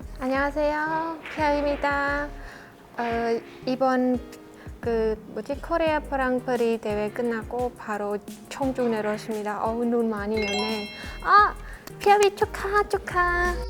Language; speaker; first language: Korean; non-native, learner; Khmer